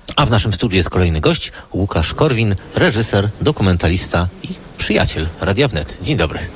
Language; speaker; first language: Polish; native; Polish